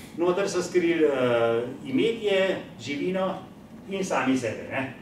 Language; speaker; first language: Slovenian; native; Slovenian